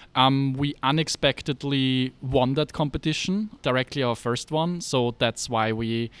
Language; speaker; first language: English; non-native, fluent; German